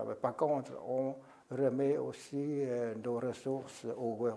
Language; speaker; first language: French; non-native, local second language; Vietnamese